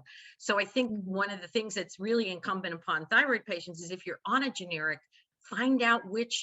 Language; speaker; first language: English; native; English